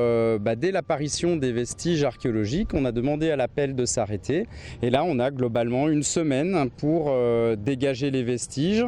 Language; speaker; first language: French; native; French